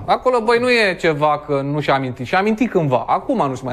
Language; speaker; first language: Romanian; native; Romanian